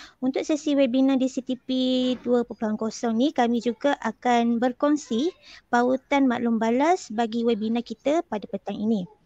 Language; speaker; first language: Malay; native; Malay